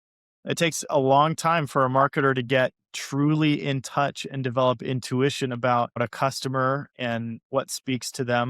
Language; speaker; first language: English; native; English